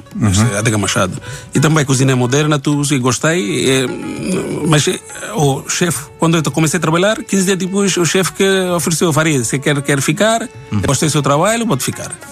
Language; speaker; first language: Portuguese; non-native, learner; Bangla